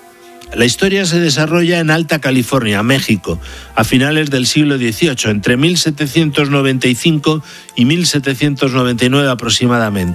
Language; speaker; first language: Spanish; native; Spanish